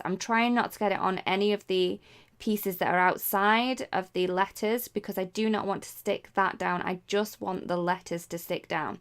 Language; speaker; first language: English; native; English